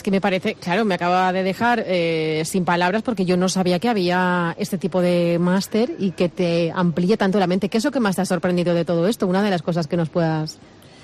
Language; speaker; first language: Spanish; native; Spanish